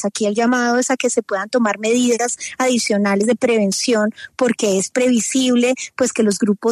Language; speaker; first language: Spanish; native; Spanish